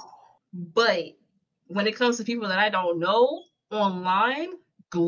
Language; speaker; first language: English; native; English